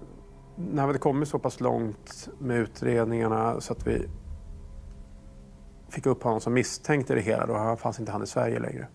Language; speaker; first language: Swedish; native; Swedish